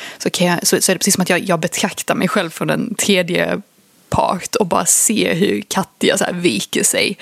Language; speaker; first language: Swedish; early bilingual, other home language; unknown